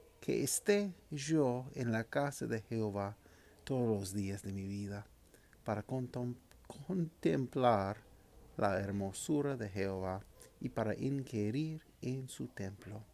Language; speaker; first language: Spanish; non-native, fluent; English